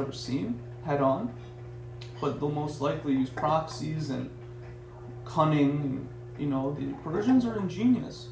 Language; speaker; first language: English; native; English